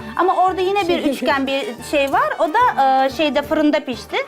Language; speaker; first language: Turkish; non-native, fluent; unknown